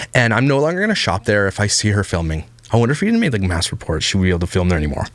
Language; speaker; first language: English; native; English